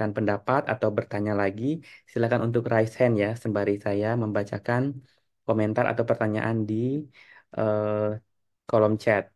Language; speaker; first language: Indonesian; native; Indonesian